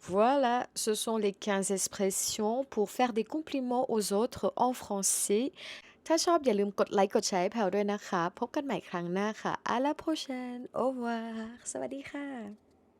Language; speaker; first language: Thai; native; Thai